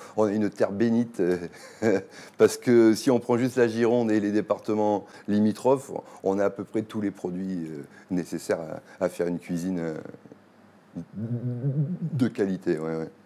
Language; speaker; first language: French; native; French